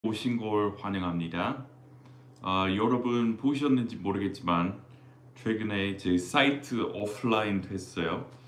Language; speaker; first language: Korean; non-native, fluent; English